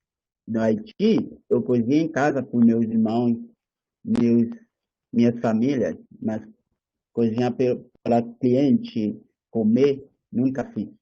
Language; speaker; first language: Portuguese; non-native, learner; Haitian Creole